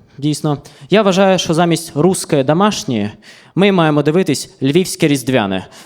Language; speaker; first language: Ukrainian; non-native, local second language; Russian